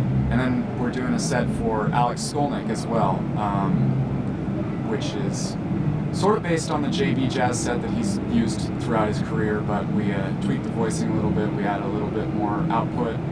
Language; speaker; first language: English; native; English